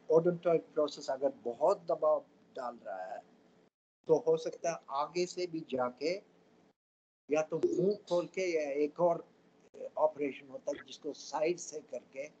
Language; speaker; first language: Hindi; non-native, local second language; Tamil